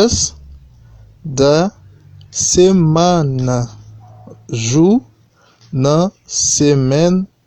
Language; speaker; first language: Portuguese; non-native, fluent; Haitian Creole